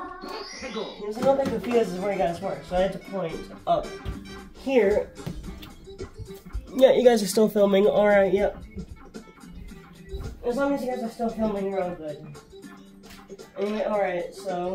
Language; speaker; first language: English; native; English